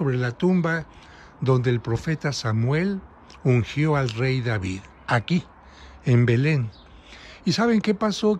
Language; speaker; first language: Spanish; native; Spanish